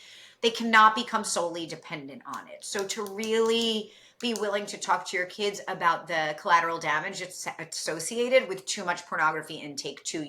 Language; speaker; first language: English; native; English